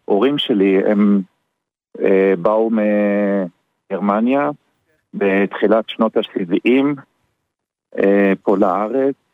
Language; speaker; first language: Hebrew; early bilingual, other home language; German